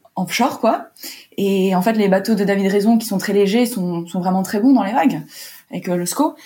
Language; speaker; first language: French; early bilingual, heritage; French